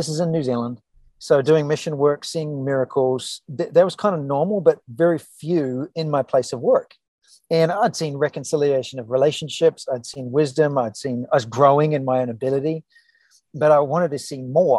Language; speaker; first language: English; native; English